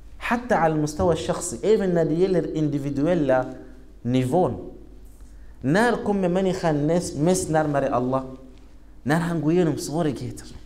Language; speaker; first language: Swedish; non-native, fluent; Arabic